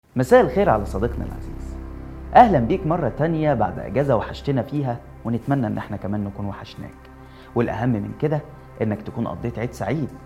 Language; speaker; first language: Arabic; native; Arabic